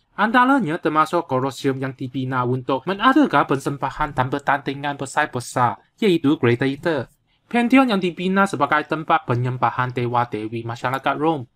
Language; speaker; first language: Malay; non-native, local second language; Chinese